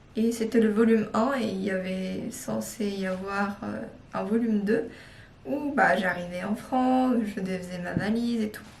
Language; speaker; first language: French; non-native, fluent; Korean